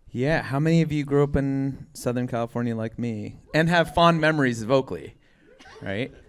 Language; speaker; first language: English; native; English